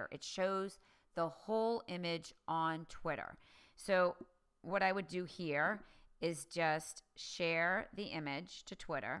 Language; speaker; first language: English; native; English